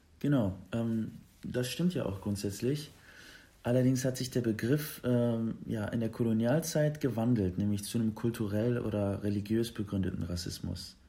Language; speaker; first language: German; early bilingual, other home language; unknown